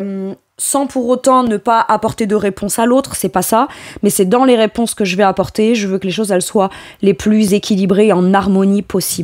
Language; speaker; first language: French; native; French